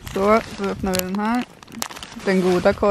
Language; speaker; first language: Swedish; native; Swedish